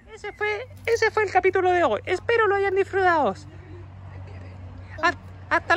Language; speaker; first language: Spanish; native; Spanish